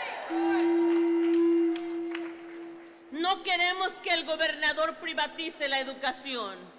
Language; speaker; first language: Spanish; native; Spanish